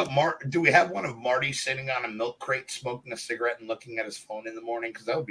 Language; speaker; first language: English; native; English